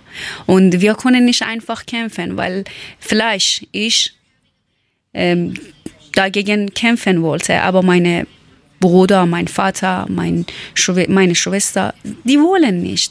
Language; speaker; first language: German; non-native, learner; Persian